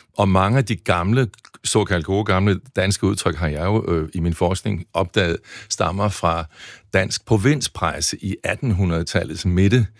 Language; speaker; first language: Danish; native; Danish